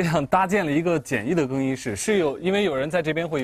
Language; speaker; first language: Chinese; native; Chinese